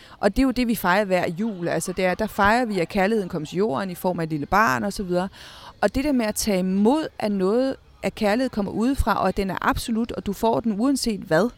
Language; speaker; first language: Danish; early bilingual, other home language; Spanish